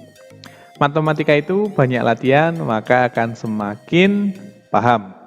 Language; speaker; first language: Indonesian; native; Indonesian